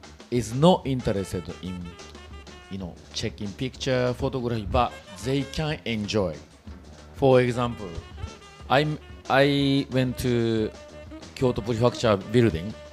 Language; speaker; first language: English; non-native, learner; Japanese